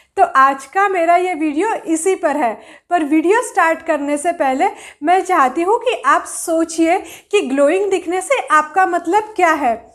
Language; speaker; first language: Hindi; non-native, local second language; Marathi